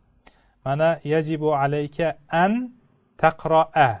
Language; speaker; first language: Arabic; non-native, fluent; Uzbek